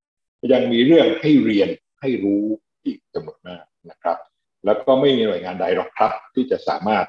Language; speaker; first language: Thai; native; Thai